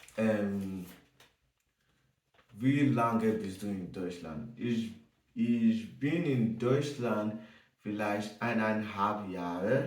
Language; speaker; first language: German; non-native, learner; English